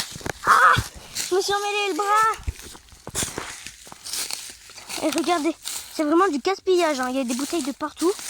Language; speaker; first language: French; native; French